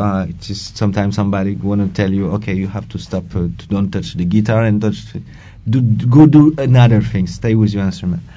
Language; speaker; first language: English; non-native, local second language; Wolof